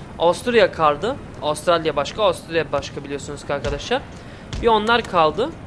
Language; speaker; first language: Turkish; early bilingual, heritage; Turkish